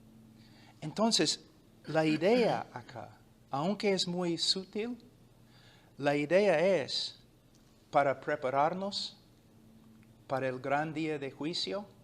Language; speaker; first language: Spanish; non-native, fluent; English